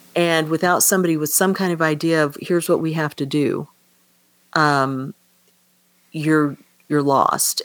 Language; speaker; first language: English; native; English